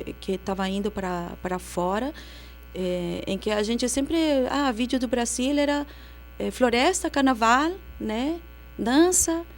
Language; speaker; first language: Portuguese; non-native, fluent; Spanish